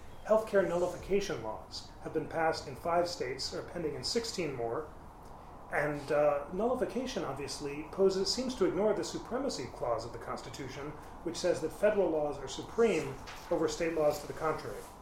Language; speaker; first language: English; native; English